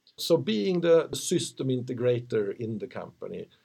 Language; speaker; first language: English; non-native, fluent; Swedish